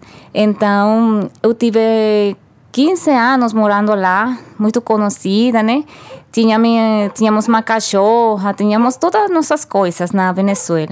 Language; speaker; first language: Portuguese; non-native, fluent; Spanish